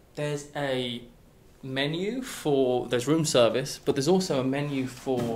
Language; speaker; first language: English; native; English